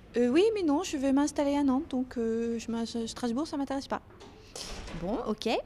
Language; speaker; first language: French; non-native, fluent; Dutch